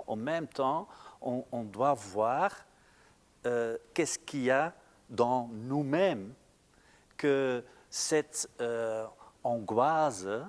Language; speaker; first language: French; non-native, local second language; Dutch